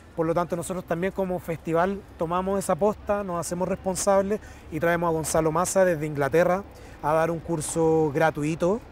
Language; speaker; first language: Spanish; native; Spanish